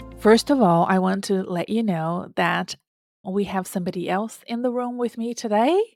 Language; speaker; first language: English; non-native, fluent; Portuguese